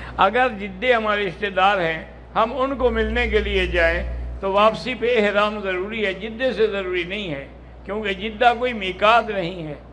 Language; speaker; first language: Urdu; native; Urdu